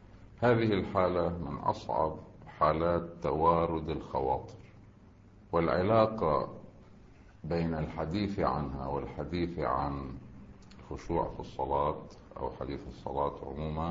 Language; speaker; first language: Arabic; native; Arabic